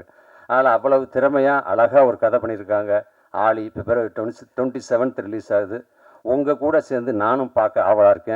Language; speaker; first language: Tamil; native; Tamil